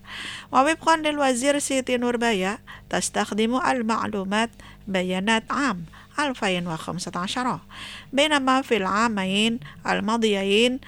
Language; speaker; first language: Arabic; non-native, fluent; Indonesian